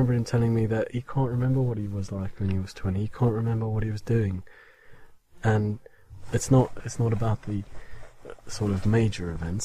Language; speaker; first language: English; native; English